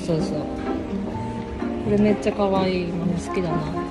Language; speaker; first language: Japanese; native; Japanese